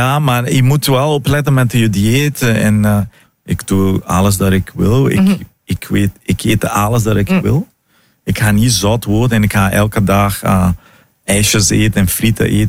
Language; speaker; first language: Dutch; non-native, learner; Portuguese